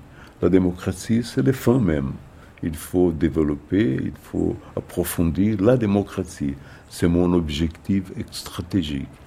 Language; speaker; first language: French; non-native, fluent; Portuguese